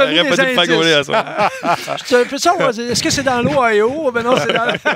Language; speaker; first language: French; native; French